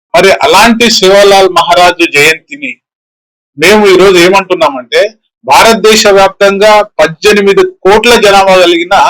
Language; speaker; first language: Telugu; non-native, local second language; Lambadi